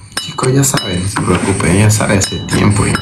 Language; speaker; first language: Spanish; native; Spanish